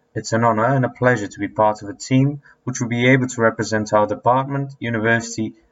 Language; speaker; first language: English; non-native, fluent; Bulgarian